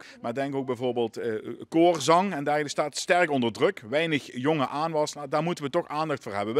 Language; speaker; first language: Dutch; native; Dutch